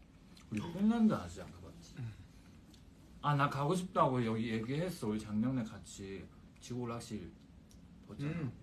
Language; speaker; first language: Korean; non-native, fluent; Chinese